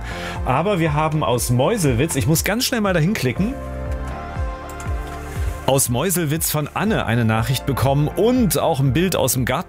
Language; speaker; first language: German; native; German